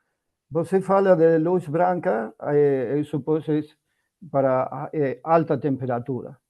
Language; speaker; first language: Portuguese; non-native, learner; Spanish